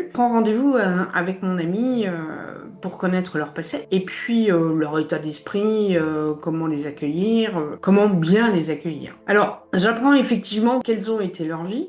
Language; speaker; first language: French; native; French